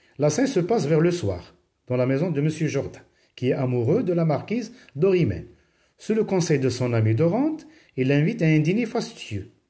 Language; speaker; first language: French; non-native, local second language; Arabic